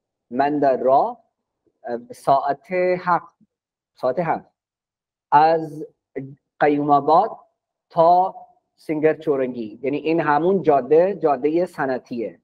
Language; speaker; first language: Persian; non-native, fluent; Urdu